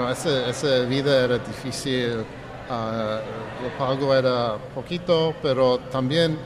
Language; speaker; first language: Spanish; early bilingual, heritage; Spanish